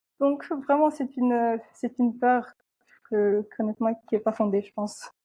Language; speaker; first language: French; non-native, local second language; Wolof